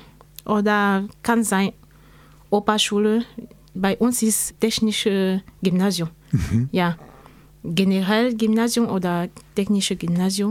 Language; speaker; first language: German; non-native, learner; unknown